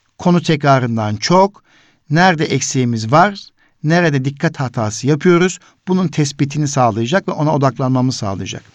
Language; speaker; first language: Turkish; native; Turkish